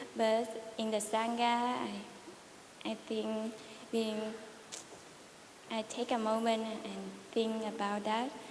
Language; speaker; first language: English; non-native, learner; Vietnamese